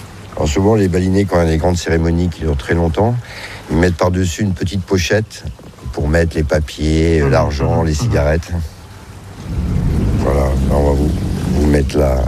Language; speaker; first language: French; native; French